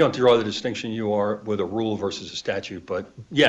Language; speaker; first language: English; native; English